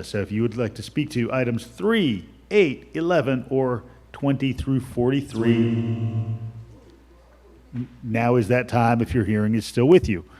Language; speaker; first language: English; native; English